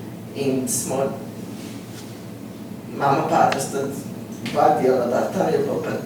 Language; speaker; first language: Slovenian; early bilingual, heritage; Slovenian